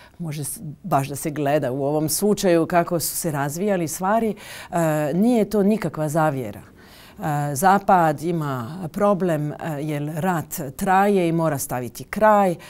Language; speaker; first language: Bosnian; non-native, fluent; French